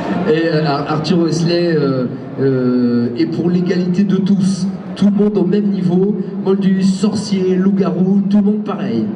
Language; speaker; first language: French; native; French